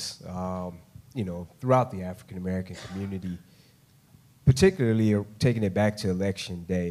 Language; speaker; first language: English; native; English